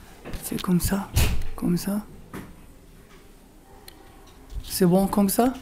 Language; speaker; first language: French; non-native, local second language; Arabic